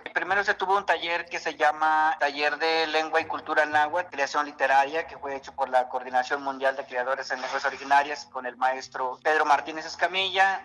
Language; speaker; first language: Spanish; non-native, local second language; Nahuatl languages